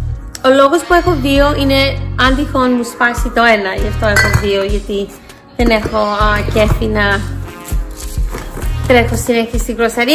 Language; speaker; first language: Greek; early bilingual, heritage; English